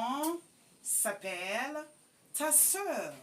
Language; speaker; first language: French; non-native, learner; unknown